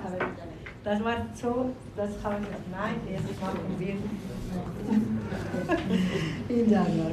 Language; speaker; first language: German; non-native, learner; Spanish